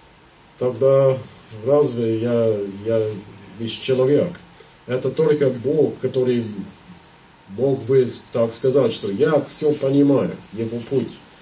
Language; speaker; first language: Russian; non-native, fluent; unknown